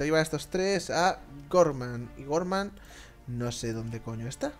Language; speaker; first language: Spanish; native; Spanish